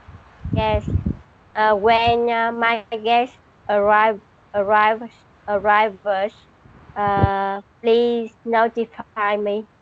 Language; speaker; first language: English; non-native, learner; Vietnamese